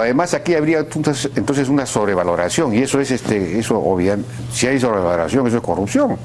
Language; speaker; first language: Spanish; native; Spanish